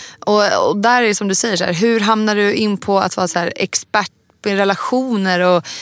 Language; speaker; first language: Swedish; native; Swedish